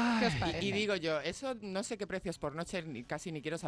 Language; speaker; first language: Spanish; native; Spanish